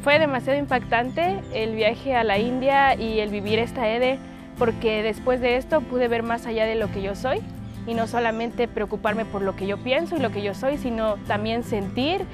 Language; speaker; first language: Spanish; native; Spanish